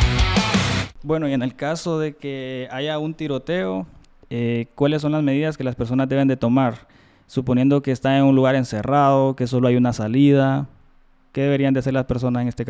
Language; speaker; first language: Spanish; native; Spanish